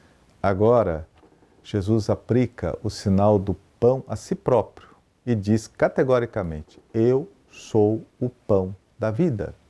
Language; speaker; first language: Portuguese; native; Portuguese